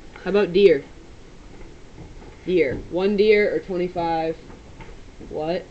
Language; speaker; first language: English; native; English